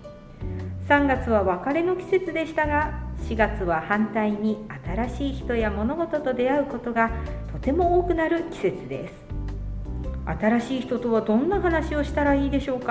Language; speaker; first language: Japanese; native; Japanese